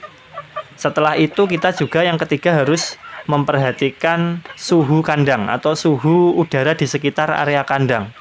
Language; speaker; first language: Indonesian; native; Indonesian